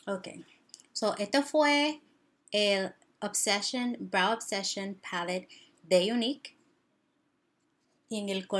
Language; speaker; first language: Spanish; early bilingual, heritage; Spanish